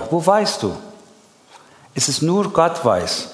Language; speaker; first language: German; non-native, learner; Persian